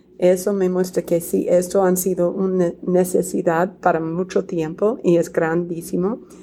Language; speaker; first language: Spanish; non-native, fluent; English